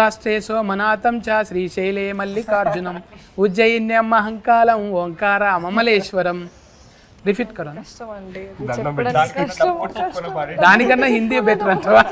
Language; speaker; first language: Telugu; native; Telugu